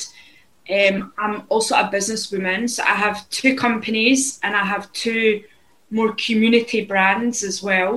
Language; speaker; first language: English; native; English